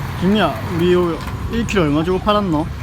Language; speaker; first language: Korean; native; Korean